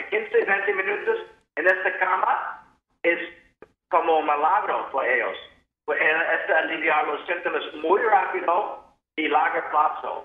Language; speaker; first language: Spanish; non-native, fluent; English